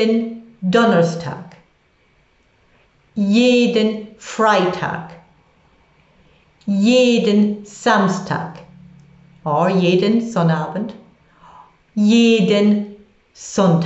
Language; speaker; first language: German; non-native, fluent; English